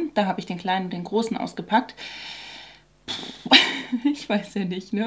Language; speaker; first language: German; native; German